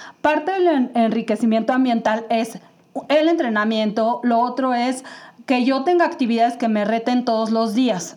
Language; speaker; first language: Spanish; native; Spanish